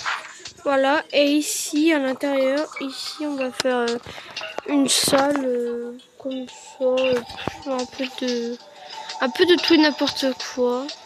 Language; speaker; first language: French; native; French